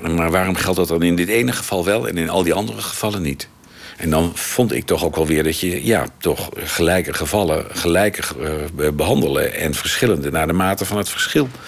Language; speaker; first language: Dutch; native; Dutch